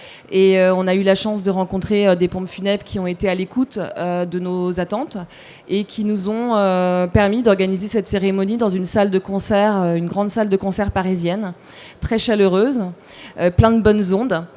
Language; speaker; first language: French; native; French